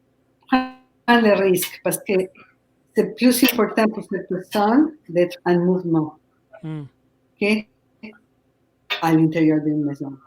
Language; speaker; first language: French; non-native, fluent; Spanish